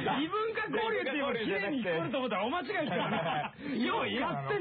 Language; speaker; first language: Japanese; native; Japanese